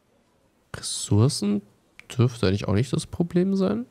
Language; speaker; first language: German; native; German